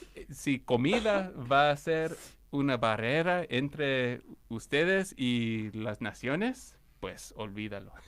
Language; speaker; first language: Spanish; non-native, fluent; English